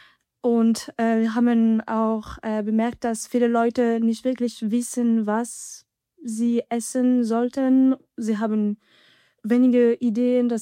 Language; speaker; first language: German; non-native, fluent; French